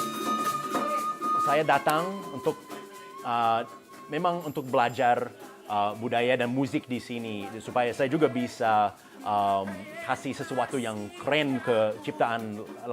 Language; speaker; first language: Indonesian; non-native, fluent; English